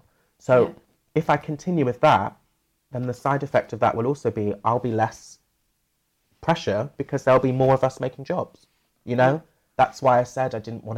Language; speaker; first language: English; native; English